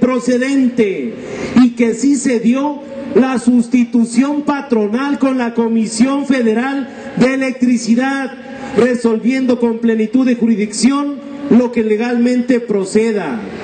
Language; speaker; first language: Spanish; native; Spanish